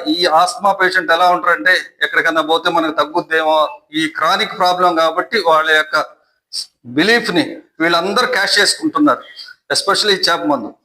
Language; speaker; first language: Telugu; native; Telugu